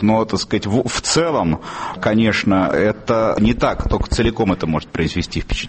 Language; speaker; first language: Russian; native; Russian